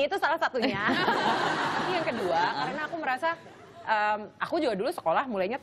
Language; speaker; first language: Indonesian; native; Indonesian